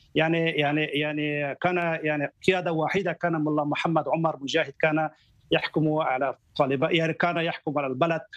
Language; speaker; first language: Arabic; non-native, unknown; Persian